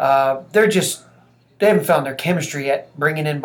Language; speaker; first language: English; native; English